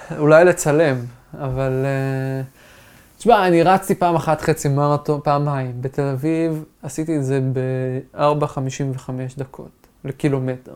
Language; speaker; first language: Hebrew; non-native, local second language; Arabic